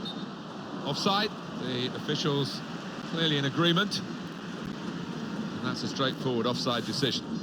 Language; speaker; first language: English; native; English